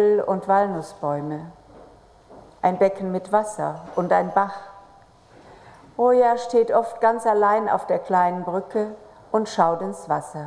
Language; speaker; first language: German; native; German